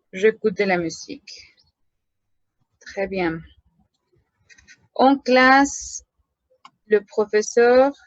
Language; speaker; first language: French; non-native, fluent; Spanish